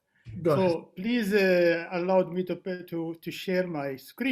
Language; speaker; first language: English; non-native, fluent; Arabic